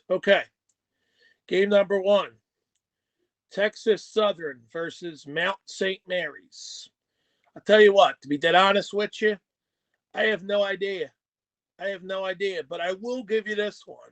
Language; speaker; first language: English; native; English